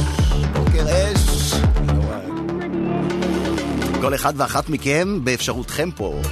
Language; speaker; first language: Hebrew; native; Hebrew